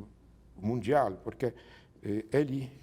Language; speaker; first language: Portuguese; non-native, learner; Polish